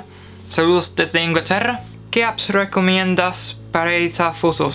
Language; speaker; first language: Spanish; non-native, fluent; English